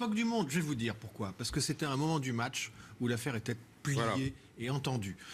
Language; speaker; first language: French; native; French